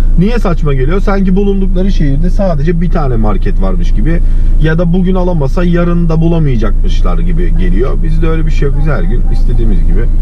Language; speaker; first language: Turkish; native; Turkish